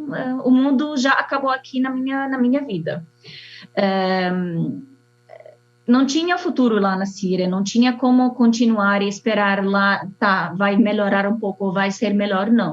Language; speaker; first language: Portuguese; non-native, fluent; Arabic